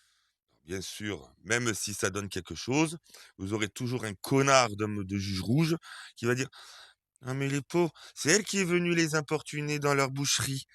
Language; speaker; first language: French; native; French